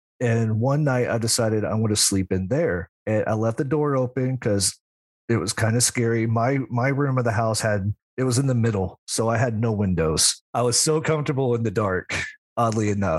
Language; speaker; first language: English; native; English